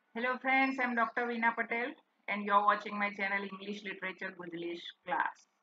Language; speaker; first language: English; non-native, local second language; Gujarati